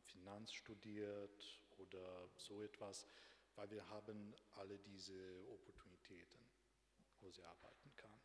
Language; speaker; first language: German; non-native, fluent; Romanian